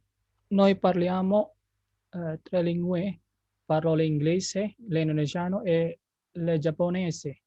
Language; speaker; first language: Italian; non-native, learner; Indonesian